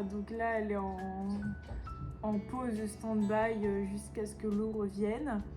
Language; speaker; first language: French; native; French